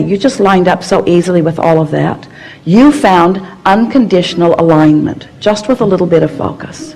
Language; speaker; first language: English; native; English